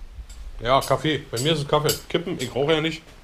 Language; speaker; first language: German; native; German